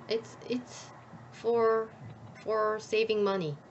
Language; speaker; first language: English; non-native, learner; Korean